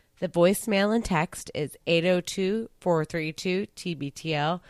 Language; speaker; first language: English; native; English